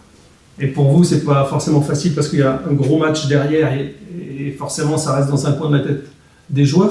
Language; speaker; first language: French; native; French